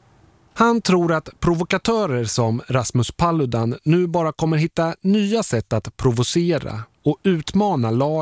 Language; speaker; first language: Swedish; native; Swedish